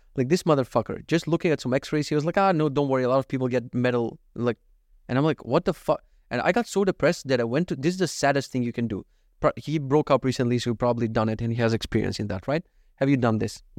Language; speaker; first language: English; non-native, fluent; Macedonian